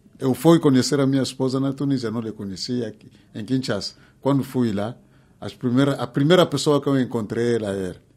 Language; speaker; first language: Portuguese; non-native, fluent; Kongo